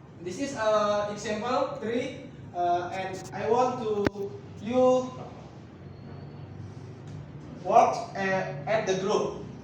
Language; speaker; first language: English; non-native, learner; Indonesian